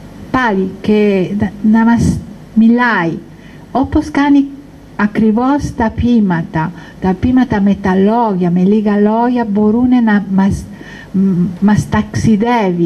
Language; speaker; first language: Greek; non-native, learner; Italian